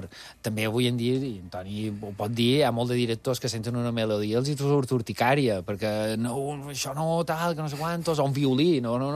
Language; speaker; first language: Catalan; native; Catalan